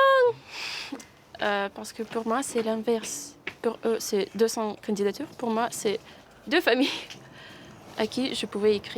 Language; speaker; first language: French; non-native, fluent; Russian